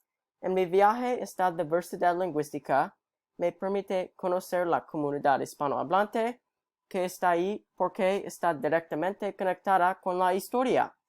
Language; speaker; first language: Spanish; non-native, learner; English